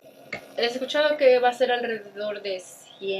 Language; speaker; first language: Spanish; native; Spanish